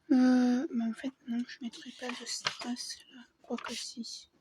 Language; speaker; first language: French; native; French